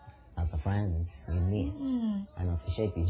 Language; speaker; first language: English; non-native, learner; Japanese